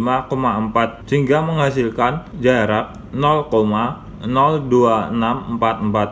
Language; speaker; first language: Indonesian; native; Indonesian